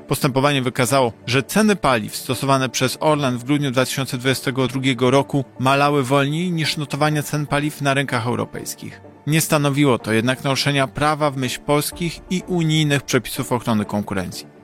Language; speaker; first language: Polish; native; Polish